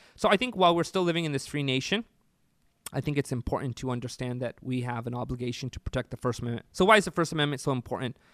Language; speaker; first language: English; native; English